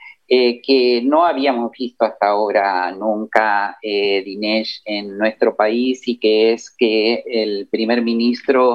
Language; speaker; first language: Spanish; native; Spanish